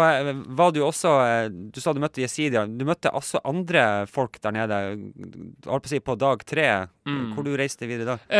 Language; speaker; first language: Norwegian; native; Norwegian